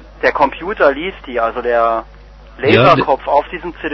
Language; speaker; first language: German; native; German